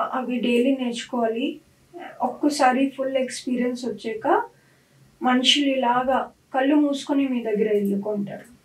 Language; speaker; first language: Telugu; non-native, local second language; Punjabi